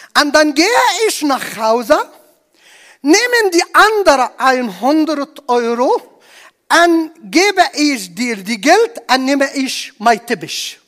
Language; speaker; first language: German; non-native, learner; Arabic